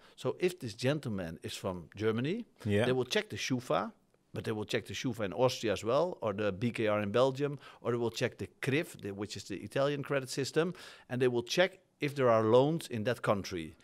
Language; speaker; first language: English; non-native, fluent; Dutch